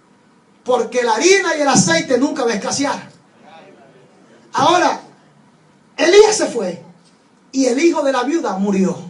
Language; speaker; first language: Spanish; native; Spanish